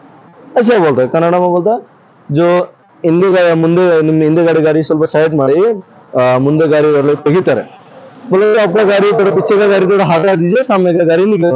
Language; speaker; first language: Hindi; non-native, local second language; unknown